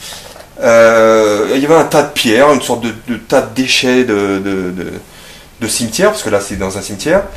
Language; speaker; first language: French; native; French